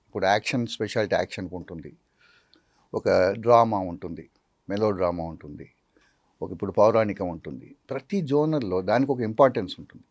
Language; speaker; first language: Telugu; non-native, local second language; Tamil